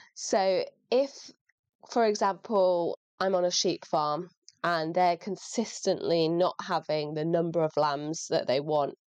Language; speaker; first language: English; native; English